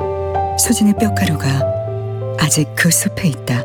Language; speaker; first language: Korean; native; Korean